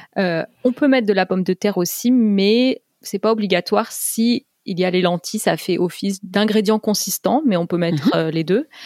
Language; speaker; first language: French; native; French